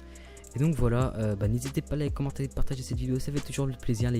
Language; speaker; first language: French; native; French